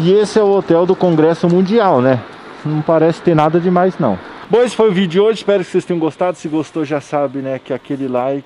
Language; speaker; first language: Portuguese; native; Portuguese